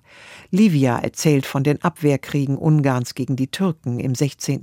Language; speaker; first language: German; native; German